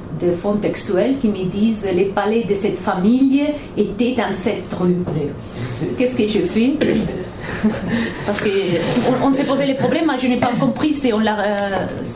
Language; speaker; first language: French; non-native, fluent; Spanish